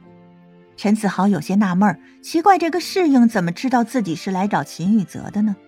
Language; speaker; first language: Chinese; native; Chinese